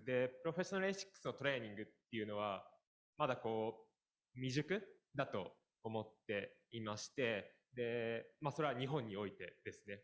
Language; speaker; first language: Japanese; native; Japanese